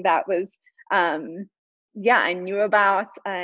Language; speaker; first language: English; native; English